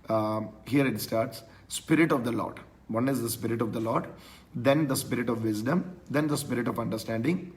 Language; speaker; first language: English; non-native, local second language; Malayalam